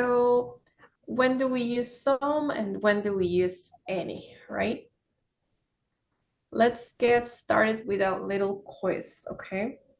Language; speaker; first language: English; non-native, fluent; Spanish